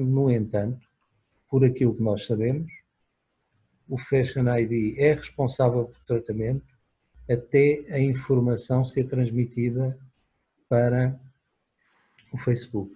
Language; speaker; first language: Portuguese; native; Portuguese